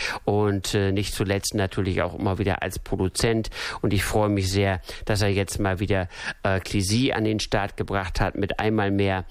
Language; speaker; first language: German; native; German